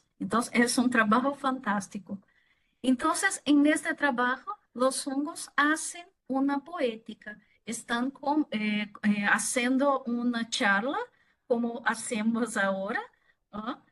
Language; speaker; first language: Spanish; non-native, fluent; Portuguese